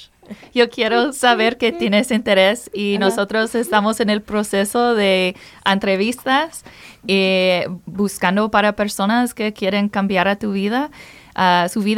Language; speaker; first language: Spanish; non-native, learner; English